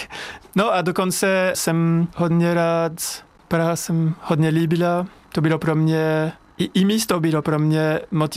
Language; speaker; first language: Czech; non-native, fluent; French